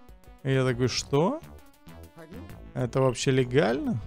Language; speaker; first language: Russian; native; Russian